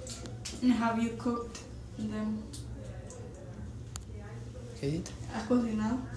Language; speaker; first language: English; non-native, learner; Spanish